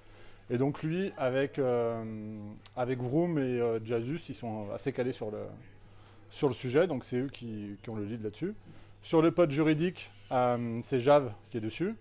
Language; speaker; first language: French; native; French